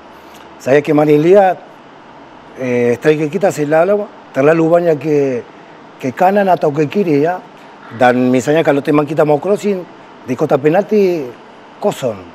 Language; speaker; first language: Indonesian; non-native, fluent; Spanish